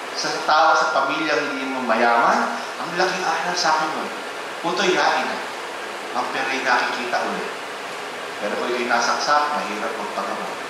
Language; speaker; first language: Filipino; native; Filipino